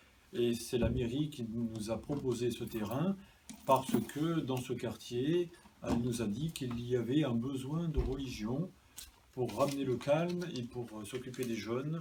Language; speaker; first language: French; native; French